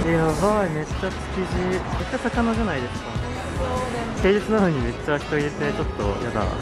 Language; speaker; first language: Japanese; native; Japanese